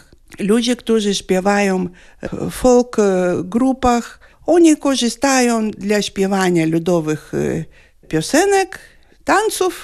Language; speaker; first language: Polish; non-native, learner; Lithuanian